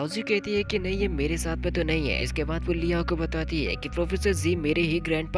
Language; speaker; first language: Hindi; native; Hindi